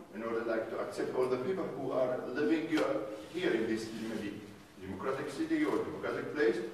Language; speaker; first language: English; non-native, fluent; Arabic